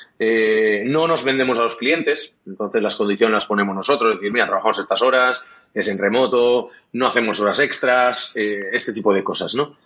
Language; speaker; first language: Spanish; non-native, local second language; Catalan